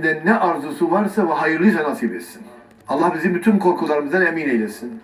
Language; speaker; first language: Turkish; native; Turkish